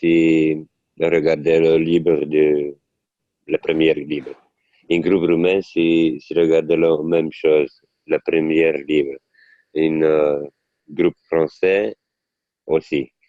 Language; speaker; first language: French; non-native, learner; Italian